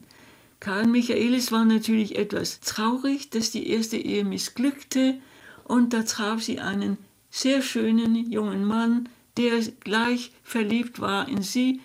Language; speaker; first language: German; non-native, fluent; Danish